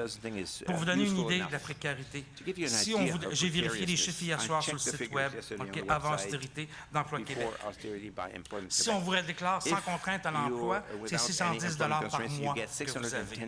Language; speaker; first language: French; native; French